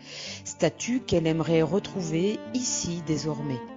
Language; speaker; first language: French; native; French